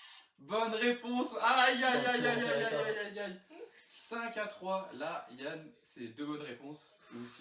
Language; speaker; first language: French; native; French